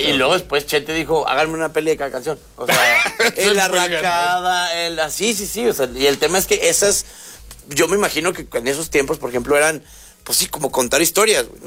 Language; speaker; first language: Spanish; native; Spanish